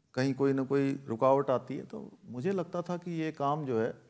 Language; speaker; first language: Hindi; native; Hindi